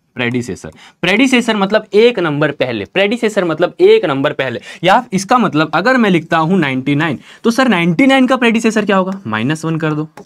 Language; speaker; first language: Hindi; native; Hindi